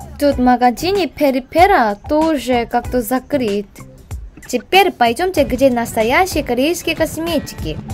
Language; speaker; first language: Russian; non-native, learner; Korean